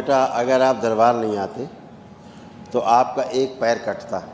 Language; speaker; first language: Hindi; native; Hindi